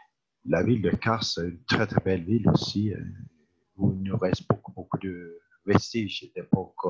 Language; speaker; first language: French; non-native, fluent; Turkish